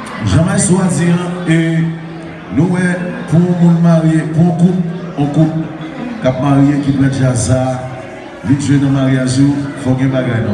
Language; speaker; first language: French; non-native, local second language; Haitian Creole